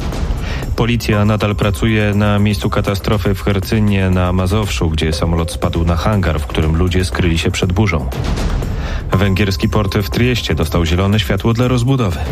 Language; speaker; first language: Polish; native; Polish